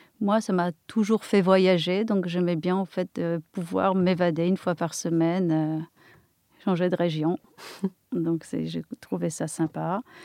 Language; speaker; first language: French; non-native, fluent; Polish